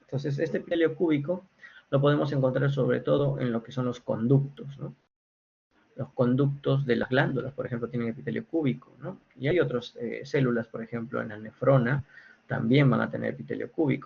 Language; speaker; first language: Spanish; native; Spanish